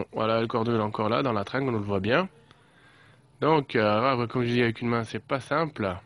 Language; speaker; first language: French; native; French